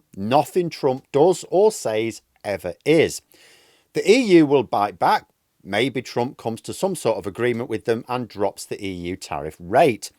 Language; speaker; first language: English; native; English